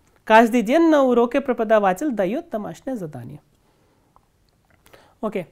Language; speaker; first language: Russian; non-native, fluent; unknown